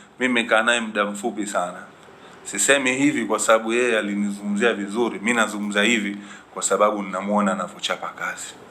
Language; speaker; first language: Swahili; native; Swahili